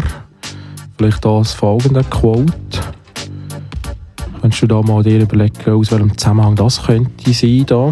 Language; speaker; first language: German; native; German